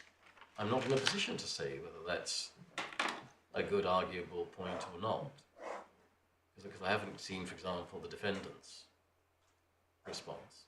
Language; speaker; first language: English; native; English